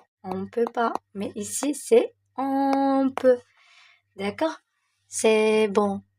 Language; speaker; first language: French; non-native, local second language; Arabic